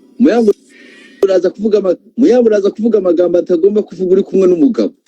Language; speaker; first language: Kinyarwanda; native; Kinyarwanda